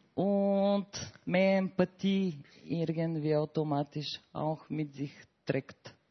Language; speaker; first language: German; non-native, fluent; Bulgarian